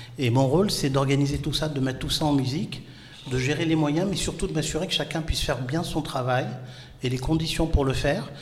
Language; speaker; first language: French; non-native, local second language; Arabic